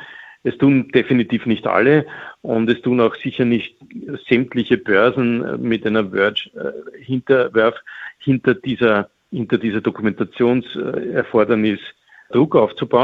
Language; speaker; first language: German; native; German